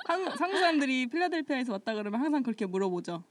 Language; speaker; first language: Korean; native; Korean